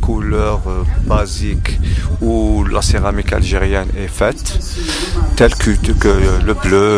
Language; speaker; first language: French; non-native, local second language; Arabic